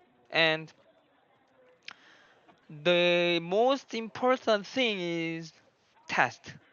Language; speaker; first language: English; non-native, learner; Korean